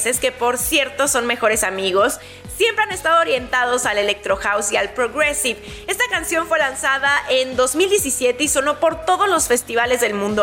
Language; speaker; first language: Spanish; native; Spanish